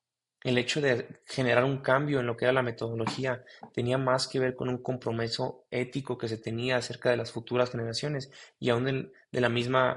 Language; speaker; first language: Spanish; native; Spanish